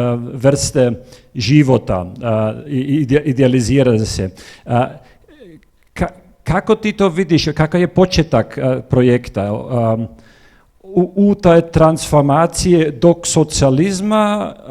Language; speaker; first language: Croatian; non-native, fluent; German